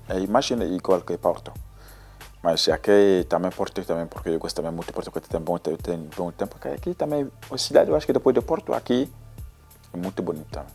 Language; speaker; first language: Portuguese; non-native, learner; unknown